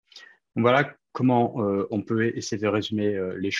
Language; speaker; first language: French; native; French